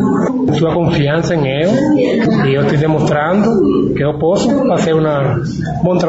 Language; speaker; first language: Portuguese; non-native, learner; Spanish